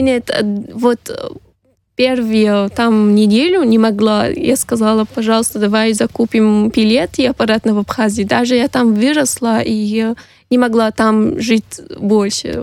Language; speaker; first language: Russian; non-native, learner; Arabic